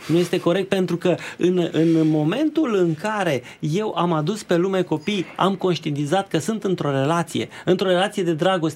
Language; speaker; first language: Romanian; native; Romanian